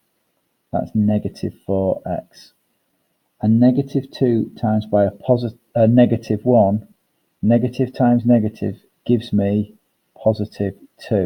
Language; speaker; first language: English; native; English